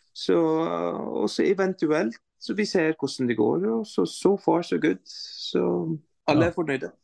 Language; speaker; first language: Norwegian; non-native, fluent; Arabic